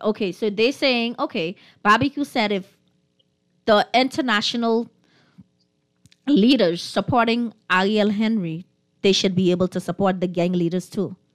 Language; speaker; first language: English; non-native, fluent; Haitian Creole